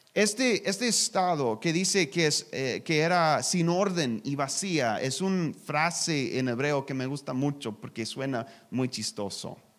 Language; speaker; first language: Spanish; non-native, learner; English